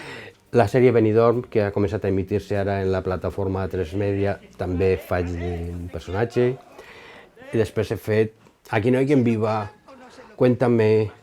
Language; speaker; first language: Catalan; native; Catalan